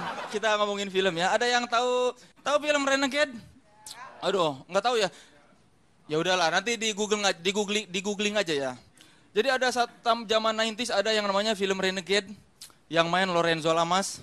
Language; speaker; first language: Indonesian; native; Indonesian